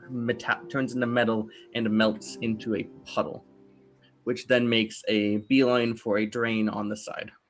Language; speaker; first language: English; native; English